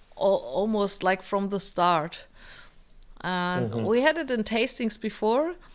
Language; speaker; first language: English; non-native, fluent; German